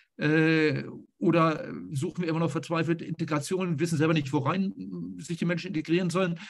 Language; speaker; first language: German; native; German